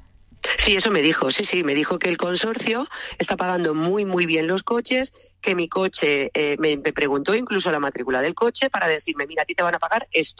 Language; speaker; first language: Spanish; native; Spanish